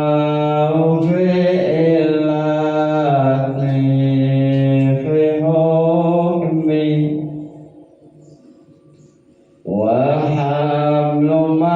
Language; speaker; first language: Arabic; non-native, fluent; Javanese